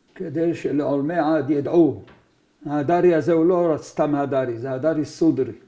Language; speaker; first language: Hebrew; early bilingual, other home language; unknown